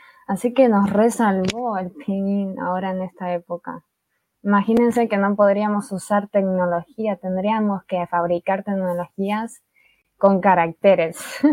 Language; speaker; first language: Spanish; early bilingual, other home language; Chinese